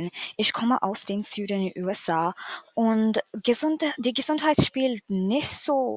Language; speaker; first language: German; non-native, learner; English